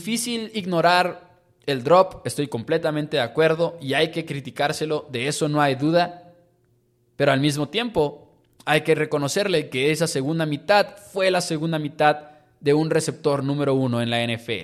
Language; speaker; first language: Spanish; native; Spanish